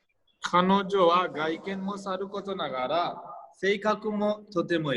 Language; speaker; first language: Japanese; non-native, fluent; Hindi